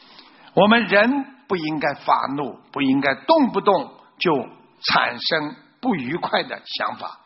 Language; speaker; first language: Chinese; native; Chinese